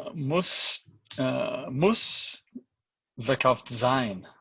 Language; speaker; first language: German; non-native, learner; English